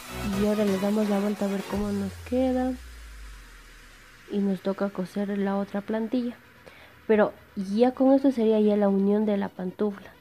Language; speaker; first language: Spanish; native; Spanish